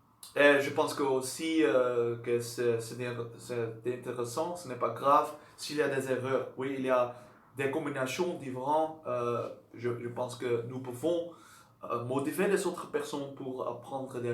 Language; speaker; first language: French; non-native, learner; Dutch